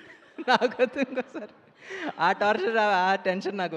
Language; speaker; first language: Telugu; native; Telugu